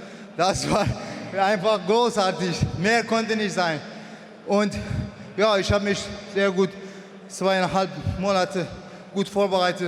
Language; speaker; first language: German; non-native, fluent; Persian